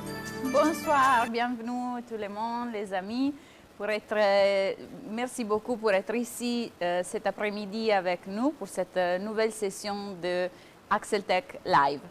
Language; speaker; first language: French; non-native, fluent; Italian